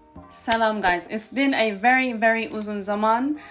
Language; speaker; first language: English; early bilingual, other home language; Turkish